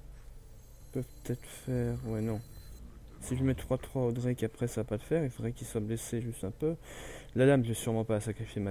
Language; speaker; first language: French; native; French